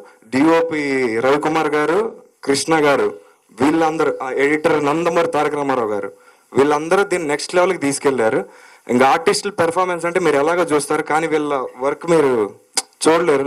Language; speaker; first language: Telugu; native; Telugu